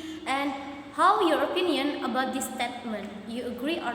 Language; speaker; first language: English; non-native, learner; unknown